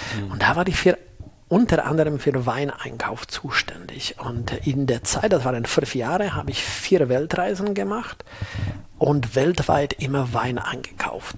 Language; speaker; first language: German; non-native, fluent; Slovak